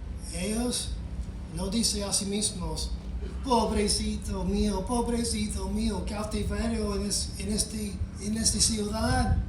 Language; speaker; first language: Spanish; non-native, fluent; English